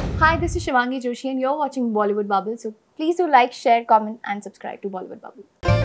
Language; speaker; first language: English; non-native, local second language; Hindi